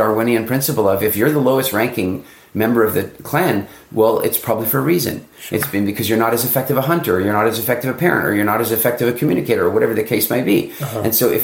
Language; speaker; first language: English; native; English